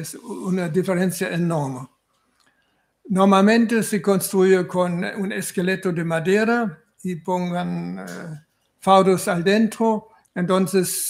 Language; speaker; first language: Spanish; non-native, fluent; German